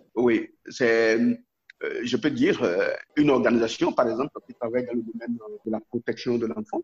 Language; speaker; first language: French; non-native, local second language; Yoruba